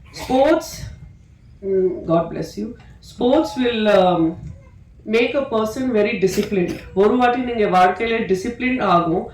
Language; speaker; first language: Tamil; non-native, fluent; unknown